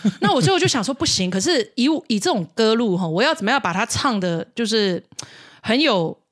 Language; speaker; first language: Chinese; native; Chinese